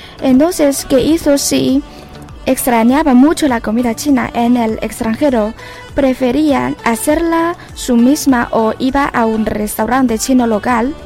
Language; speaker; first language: Spanish; non-native, fluent; Chinese